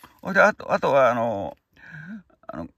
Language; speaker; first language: Japanese; native; Japanese